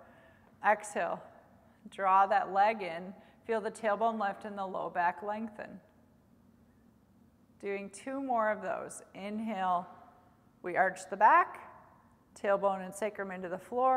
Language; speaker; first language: English; native; English